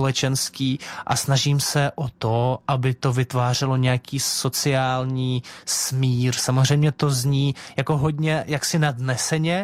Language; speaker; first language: Czech; non-native, fluent; Russian